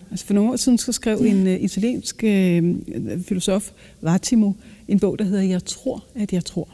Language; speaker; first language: Danish; native; Danish